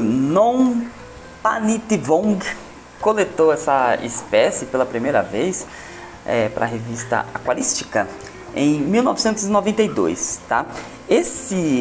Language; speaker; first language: Portuguese; native; Portuguese